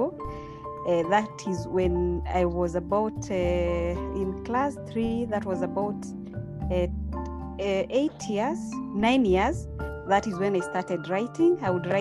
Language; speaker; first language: English; non-native, local second language; Meru